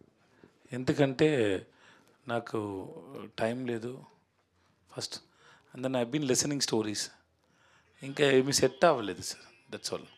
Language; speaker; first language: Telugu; non-native, learner; Tamil